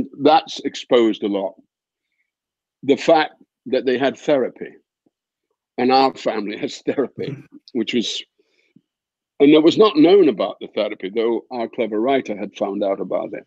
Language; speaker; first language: English; native; English